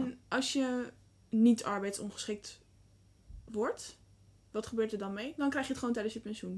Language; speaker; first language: Dutch; native; Dutch